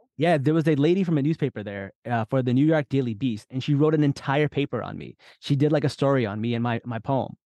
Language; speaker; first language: English; early bilingual, other home language; Urdu